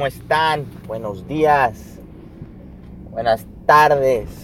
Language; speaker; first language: Spanish; early bilingual, heritage; Spanish